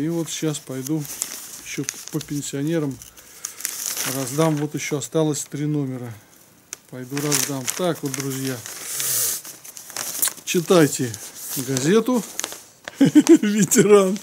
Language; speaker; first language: Russian; native; Russian